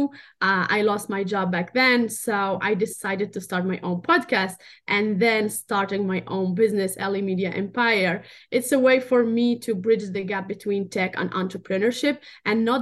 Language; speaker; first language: English; non-native, fluent; Arabic